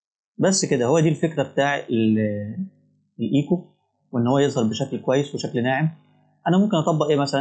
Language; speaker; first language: Arabic; native; Arabic